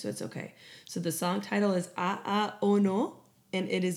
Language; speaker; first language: English; non-native, fluent; Spanish